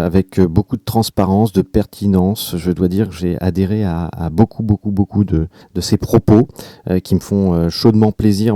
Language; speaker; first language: French; native; French